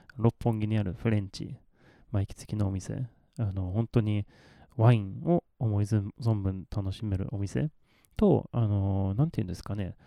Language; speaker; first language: Japanese; non-native, fluent; Swedish